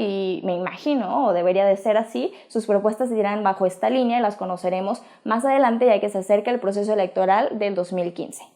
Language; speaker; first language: Spanish; native; Spanish